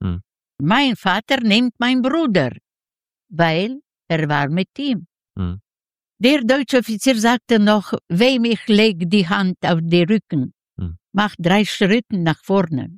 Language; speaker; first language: German; non-native, learner; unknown